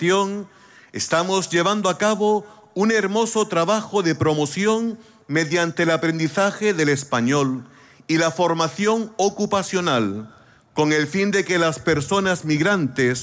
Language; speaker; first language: Spanish; native; Spanish